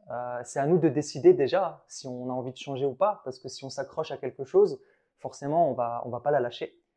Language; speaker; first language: French; early bilingual, other home language; Arabic